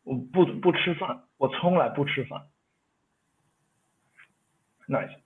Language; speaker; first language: Chinese; non-native, fluent; Swedish